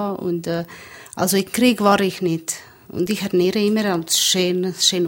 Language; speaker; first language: German; non-native, learner; Bosnian